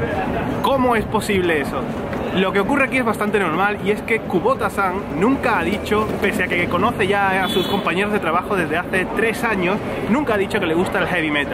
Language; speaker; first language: Spanish; native; Spanish